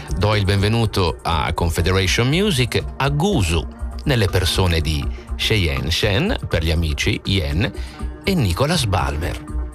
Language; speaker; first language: Italian; native; Italian